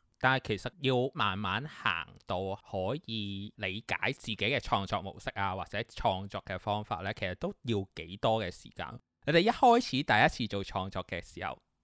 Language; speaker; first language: Cantonese; native; Cantonese